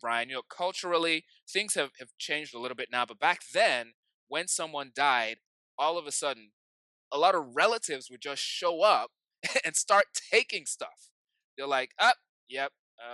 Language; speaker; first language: English; non-native, local second language; Yoruba